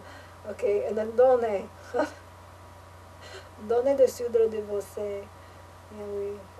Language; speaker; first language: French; non-native, learner; English